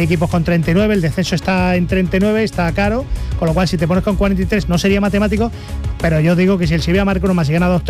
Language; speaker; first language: Spanish; native; Spanish